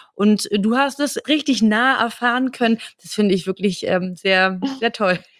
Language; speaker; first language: German; native; German